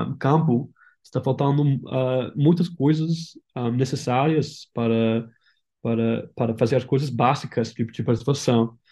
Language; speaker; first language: Portuguese; non-native, learner; English